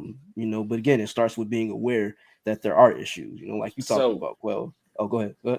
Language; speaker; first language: English; native; English